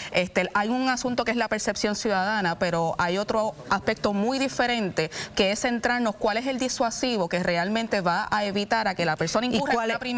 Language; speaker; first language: Spanish; native; Spanish